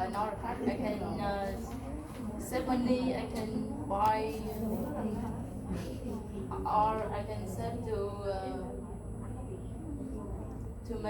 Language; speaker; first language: English; non-native, learner; Vietnamese